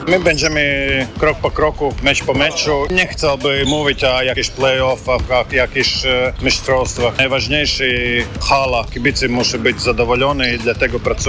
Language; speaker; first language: Polish; non-native, learner; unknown